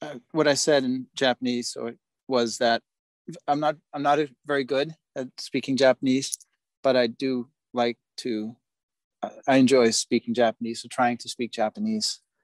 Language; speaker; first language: English; native; English